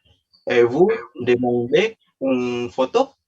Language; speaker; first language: French; non-native, learner; Indonesian